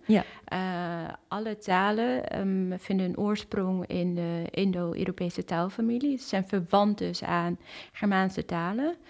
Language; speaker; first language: Dutch; early bilingual, other home language; Kurdish